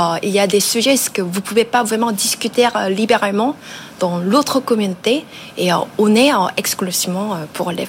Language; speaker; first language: French; non-native, learner; Korean